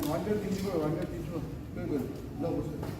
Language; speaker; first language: Korean; native; Korean